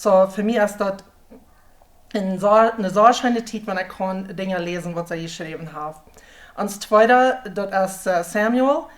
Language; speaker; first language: German; non-native, learner; Plautdietsch